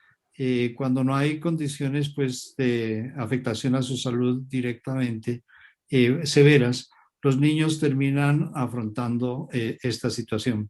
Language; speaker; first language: Spanish; native; Spanish